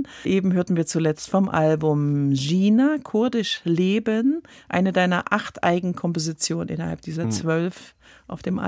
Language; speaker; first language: German; native; German